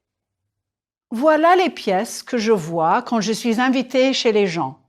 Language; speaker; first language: French; non-native, fluent; English